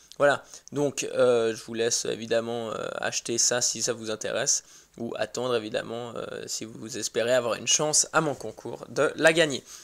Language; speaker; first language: French; native; French